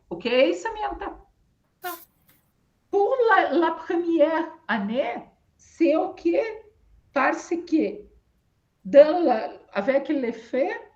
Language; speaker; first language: French; non-native, learner; Portuguese